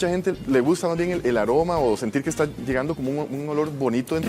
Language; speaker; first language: Spanish; native; Spanish